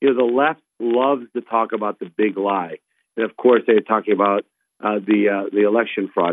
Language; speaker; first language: English; non-native, fluent; Spanish